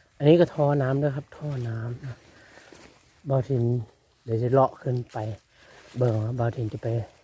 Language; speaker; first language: Thai; non-native, local second language; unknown